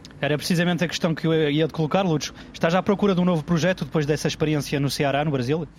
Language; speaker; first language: Portuguese; early bilingual, heritage; Portuguese